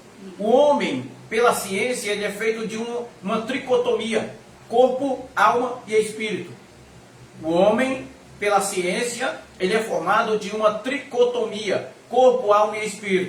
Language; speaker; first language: Portuguese; native; Portuguese